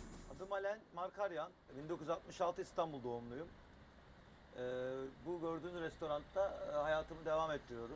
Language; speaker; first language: Turkish; native; Turkish